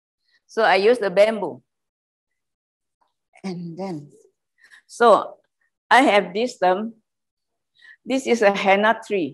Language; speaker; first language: English; non-native, learner; Indonesian